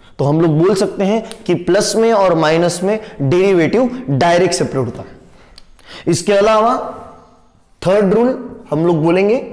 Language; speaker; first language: Hindi; non-native, local second language; Marathi